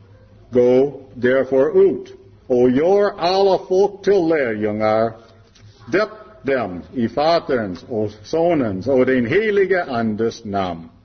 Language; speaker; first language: Swedish; non-native, learner; English